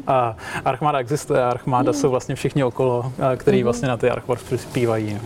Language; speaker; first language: Czech; native; Czech